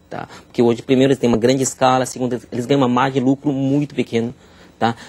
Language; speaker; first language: Portuguese; non-native, fluent; Chinese